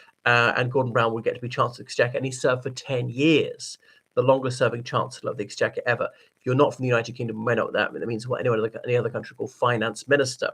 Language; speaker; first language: English; native; English